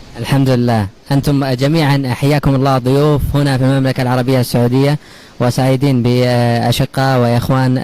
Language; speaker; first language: Arabic; native; Arabic